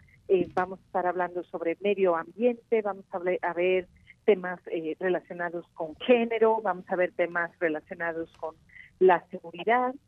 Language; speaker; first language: Spanish; native; Spanish